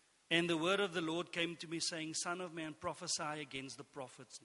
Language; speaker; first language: English; non-native, local second language; Afrikaans